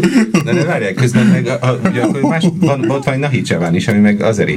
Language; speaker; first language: Hungarian; native; Hungarian